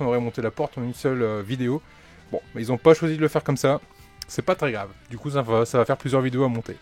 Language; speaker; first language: French; native; French